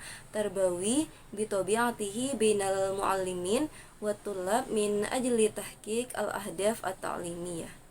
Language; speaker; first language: Arabic; non-native, learner; Indonesian